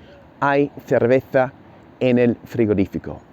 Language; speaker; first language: Spanish; non-native, fluent; English